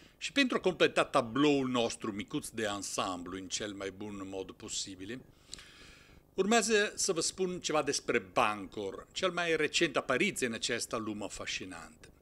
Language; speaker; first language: Romanian; non-native, fluent; Italian